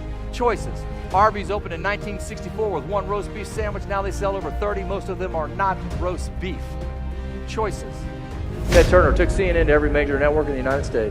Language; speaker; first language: English; native; English